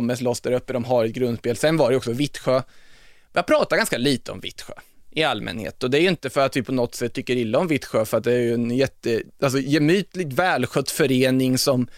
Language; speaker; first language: Swedish; native; Swedish